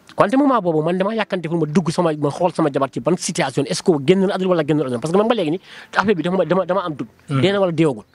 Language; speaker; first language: Wolof; non-native, local second language; Fula